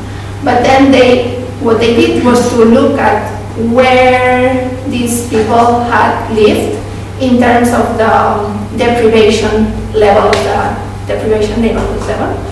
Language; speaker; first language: English; non-native, fluent; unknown